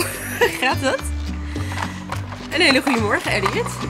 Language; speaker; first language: Dutch; native; Dutch